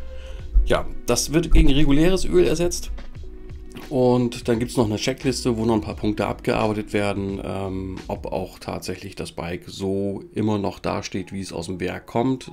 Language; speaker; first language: German; native; German